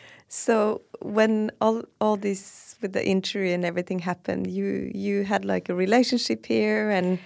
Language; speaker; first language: English; non-native, fluent; Norwegian